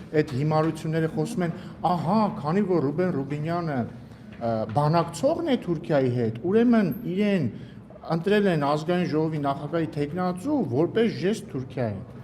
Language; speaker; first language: Armenian; native; Armenian